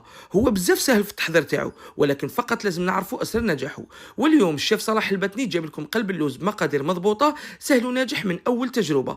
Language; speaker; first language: Arabic; native; Arabic